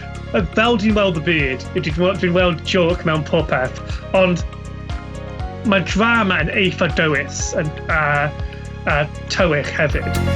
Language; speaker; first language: Welsh; non-native, local second language; English